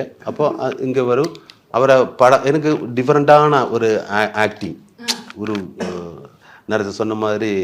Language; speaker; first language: Tamil; non-native, learner; Malayalam